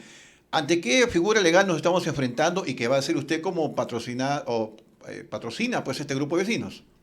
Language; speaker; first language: Spanish; native; Spanish